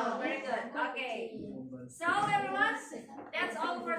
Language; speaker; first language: English; non-native, learner; Indonesian